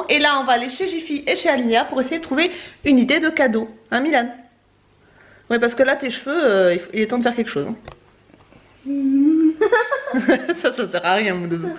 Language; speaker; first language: French; native; French